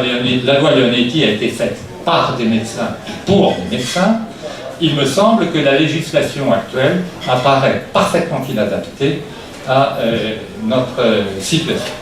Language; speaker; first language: French; native; French